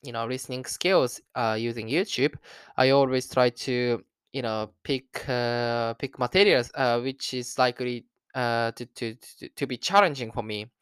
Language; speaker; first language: English; non-native, learner; Japanese